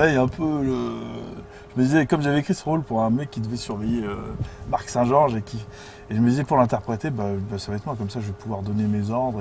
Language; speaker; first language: French; native; French